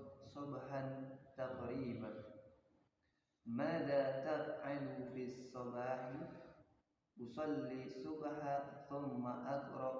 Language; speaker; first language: Arabic; non-native, learner; Indonesian